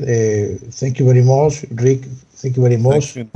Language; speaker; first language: English; non-native, learner; Spanish